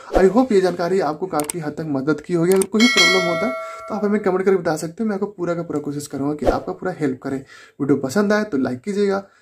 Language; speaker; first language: Hindi; native; Hindi